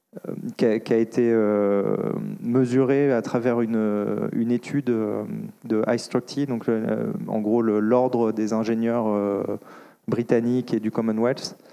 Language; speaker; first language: French; native; French